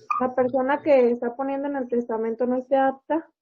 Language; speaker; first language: Spanish; native; Spanish